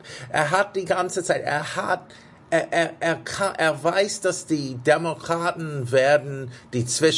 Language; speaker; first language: German; non-native, fluent; English